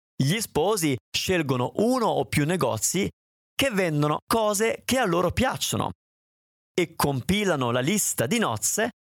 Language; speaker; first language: Italian; native; Italian